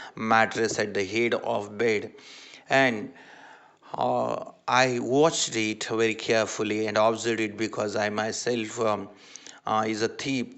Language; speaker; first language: English; non-native, local second language; Marathi